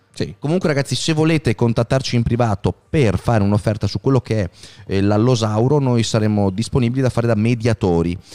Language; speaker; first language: Italian; native; Italian